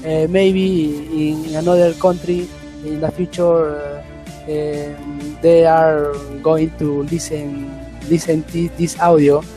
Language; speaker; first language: English; non-native, learner; Spanish